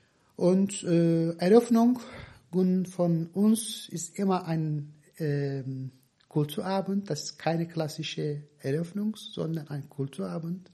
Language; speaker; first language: German; non-native, fluent; Turkish